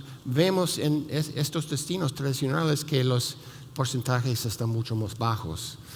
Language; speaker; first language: Spanish; non-native, fluent; English